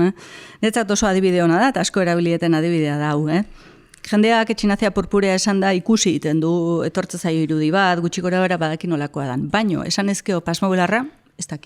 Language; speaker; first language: Basque; native; Basque